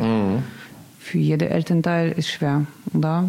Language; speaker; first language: German; non-native, learner; Russian